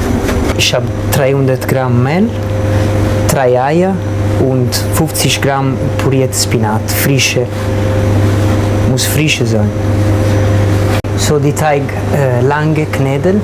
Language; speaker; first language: German; non-native, learner; Italian